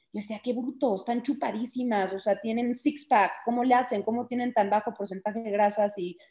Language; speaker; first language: Spanish; early bilingual, heritage; Spanish